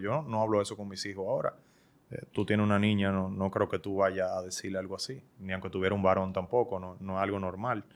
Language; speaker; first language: Spanish; native; Spanish